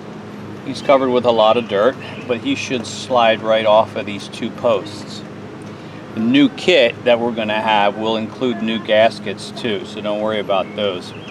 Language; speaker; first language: English; native; English